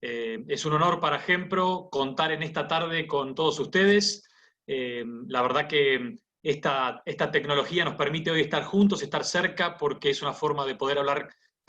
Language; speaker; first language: Spanish; native; Spanish